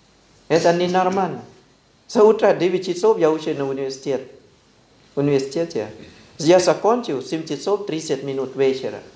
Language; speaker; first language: Russian; non-native, fluent; Thai